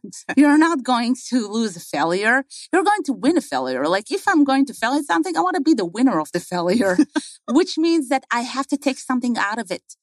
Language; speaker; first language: English; non-native, fluent; Hebrew